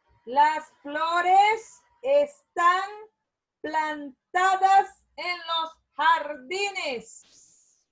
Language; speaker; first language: Spanish; non-native, learner; Portuguese